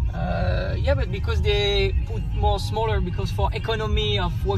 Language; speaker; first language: English; non-native, learner; French